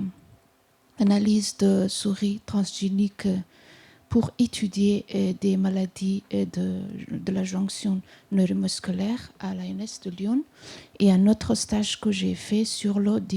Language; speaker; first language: French; non-native, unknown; Persian